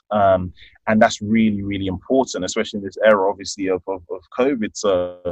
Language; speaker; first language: English; native; English